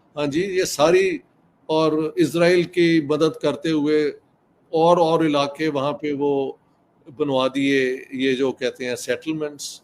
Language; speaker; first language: Urdu; non-native, local second language; Punjabi